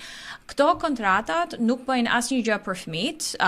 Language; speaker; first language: Albanian; early bilingual, heritage; Albanian